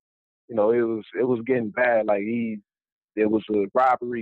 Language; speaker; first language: English; native; English